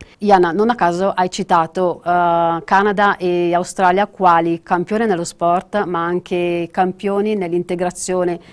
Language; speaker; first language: Italian; native; Italian